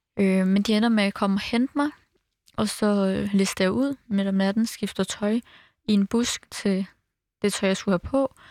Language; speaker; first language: Danish; early bilingual, other home language; Arabic